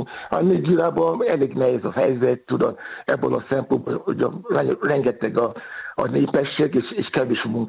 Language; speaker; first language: Hungarian; non-native, fluent; Yoruba